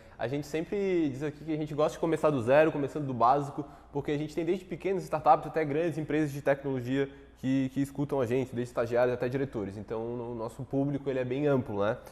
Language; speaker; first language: Portuguese; native; Portuguese